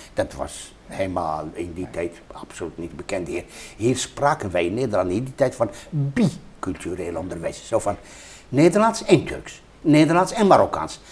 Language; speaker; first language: Dutch; non-native, fluent; Hebrew